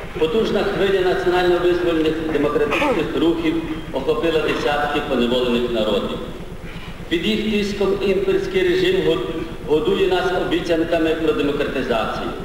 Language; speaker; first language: Ukrainian; native; Ukrainian